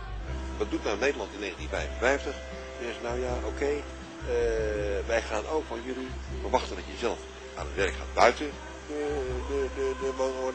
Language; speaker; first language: Dutch; native; Dutch